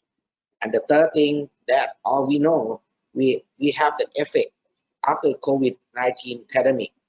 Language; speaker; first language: English; non-native, learner; Thai